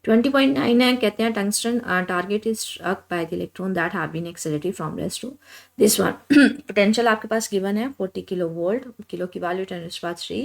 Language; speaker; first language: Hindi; non-native, local second language; Punjabi